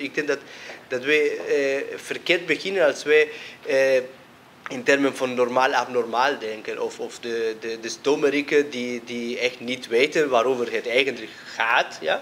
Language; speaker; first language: Dutch; non-native, fluent; Spanish